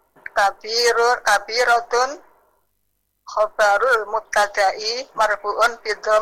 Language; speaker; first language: Arabic; non-native, learner; Indonesian